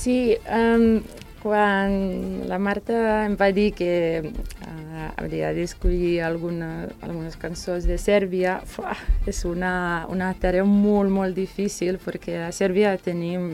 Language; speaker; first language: Catalan; non-native, fluent; Serbian